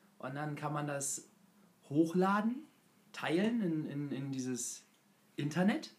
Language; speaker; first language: German; native; German